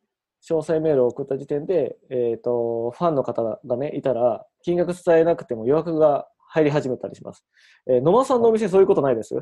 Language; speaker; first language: Japanese; native; Japanese